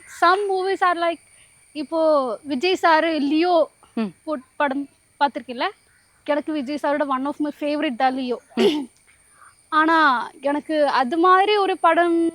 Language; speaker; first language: Tamil; non-native, learner; Malayalam